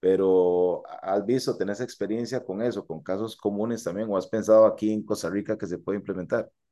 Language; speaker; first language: Spanish; native; Spanish